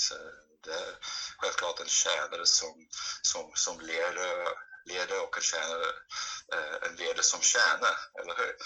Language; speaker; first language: Swedish; non-native, fluent; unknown